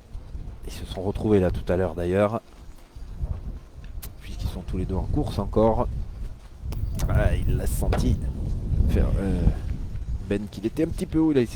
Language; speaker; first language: French; native; French